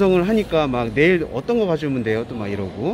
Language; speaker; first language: Korean; native; Korean